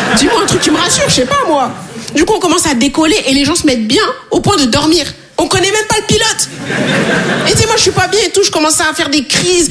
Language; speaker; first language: French; native; French